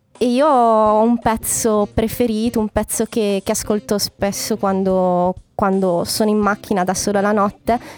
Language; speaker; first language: Italian; native; Italian